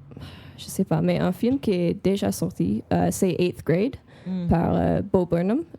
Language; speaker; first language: French; non-native, fluent; English